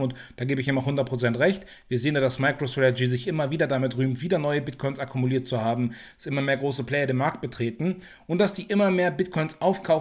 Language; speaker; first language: German; native; German